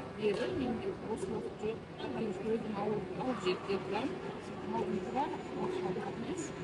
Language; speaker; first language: Kazakh; non-native, local second language; Russian